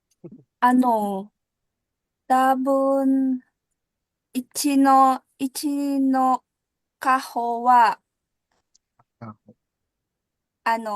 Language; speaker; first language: Japanese; non-native, learner; Filipino